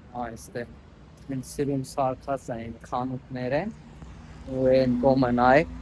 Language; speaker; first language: Armenian; non-native, learner; Hindi